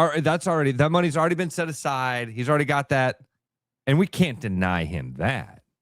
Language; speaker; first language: English; native; English